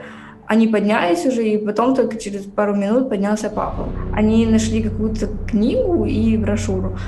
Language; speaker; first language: Russian; native; Russian